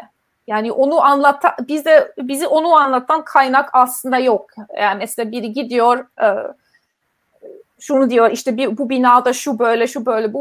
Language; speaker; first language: Turkish; non-native, fluent; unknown